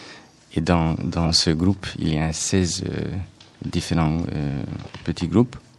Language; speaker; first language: French; non-native, fluent; Hungarian